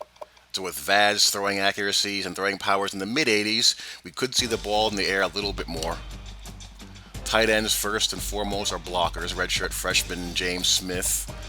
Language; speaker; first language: English; native; English